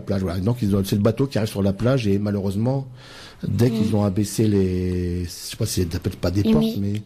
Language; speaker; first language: French; native; French